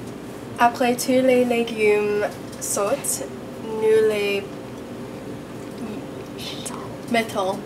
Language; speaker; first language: French; non-native, learner; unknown